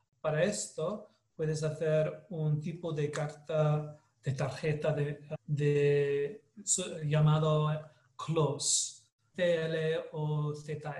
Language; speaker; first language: Spanish; non-native, learner; English